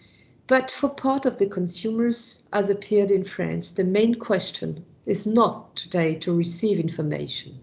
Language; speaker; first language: English; non-native, fluent; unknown